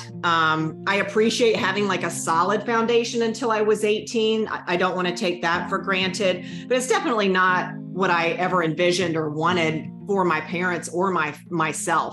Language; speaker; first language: English; native; English